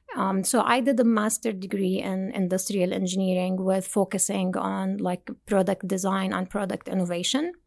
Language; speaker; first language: English; non-native, fluent; Arabic